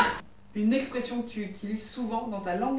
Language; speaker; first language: French; native; French